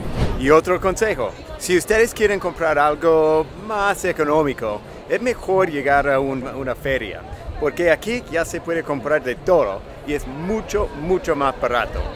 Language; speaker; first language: Spanish; non-native, fluent; English